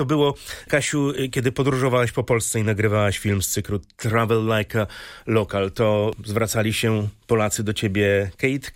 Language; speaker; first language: Polish; native; Polish